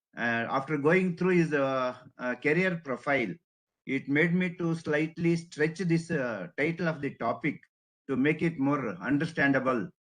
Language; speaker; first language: English; non-native, local second language; Kannada